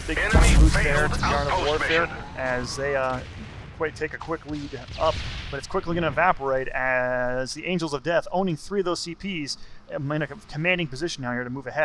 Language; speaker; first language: English; native; English